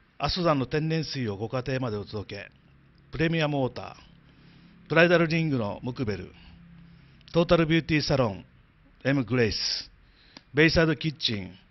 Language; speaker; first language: Japanese; native; Japanese